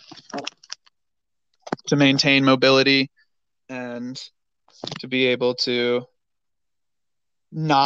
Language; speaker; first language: English; native; English